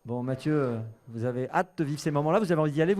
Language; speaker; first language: French; native; French